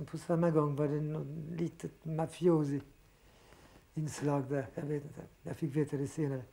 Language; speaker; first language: Swedish; early bilingual, heritage; Swedish